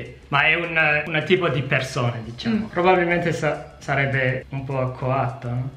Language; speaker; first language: Italian; non-native, fluent; English